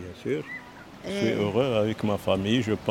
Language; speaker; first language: French; non-native, learner; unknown